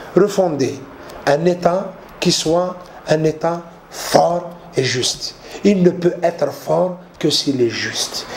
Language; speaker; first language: French; non-native, local second language; Arabic